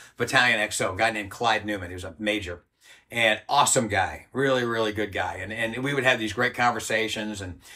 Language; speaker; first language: English; native; English